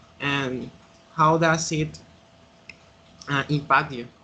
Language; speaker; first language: English; non-native, fluent; Spanish